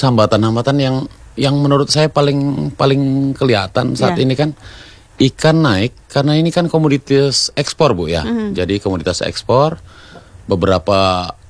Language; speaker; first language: Indonesian; native; Indonesian